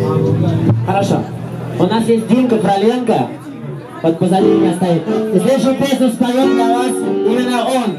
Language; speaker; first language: Russian; native; Russian